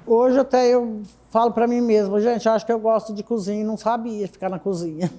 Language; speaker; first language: Portuguese; early bilingual, other home language; Arabic